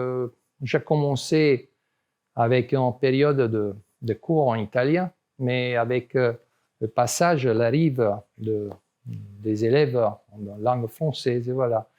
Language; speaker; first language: French; non-native, learner; Italian